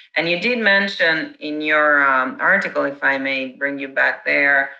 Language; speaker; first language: English; non-native, fluent; Italian